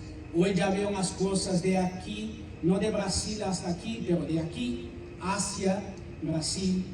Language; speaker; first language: Spanish; non-native, fluent; Portuguese